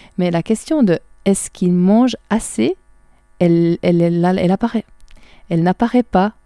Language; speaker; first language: French; native; French